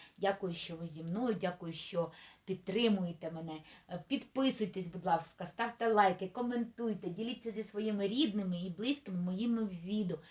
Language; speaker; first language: Ukrainian; non-native, local second language; Russian